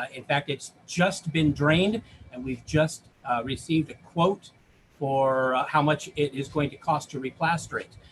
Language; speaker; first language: English; native; English